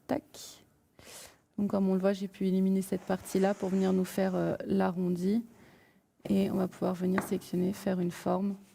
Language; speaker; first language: French; native; French